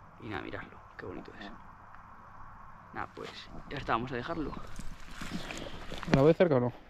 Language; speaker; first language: Spanish; native; Spanish